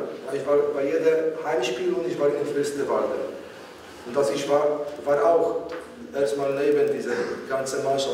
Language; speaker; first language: German; non-native, learner; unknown